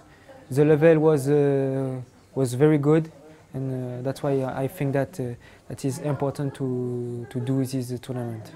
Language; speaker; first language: English; non-native, learner; French